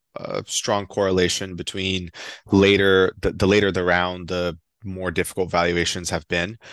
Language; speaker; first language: English; non-native, fluent; Portuguese